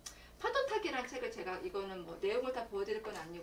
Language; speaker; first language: Korean; native; Korean